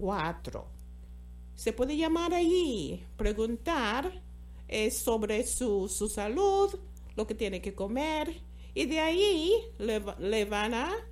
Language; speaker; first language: Spanish; non-native, fluent; English